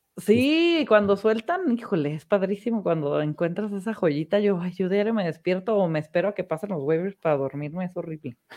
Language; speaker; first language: Spanish; native; Spanish